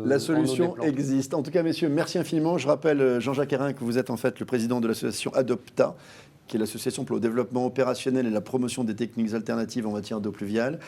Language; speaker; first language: French; native; French